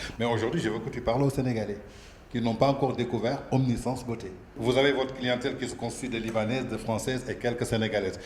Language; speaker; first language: French; non-native, local second language; Wolof